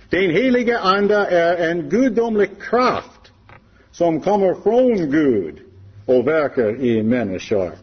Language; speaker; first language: Swedish; non-native, learner; English